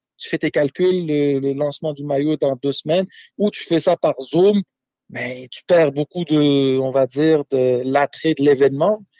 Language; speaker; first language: French; native; French